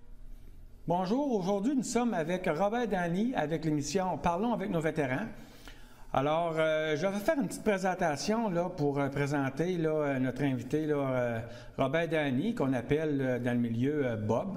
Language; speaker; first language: French; native; French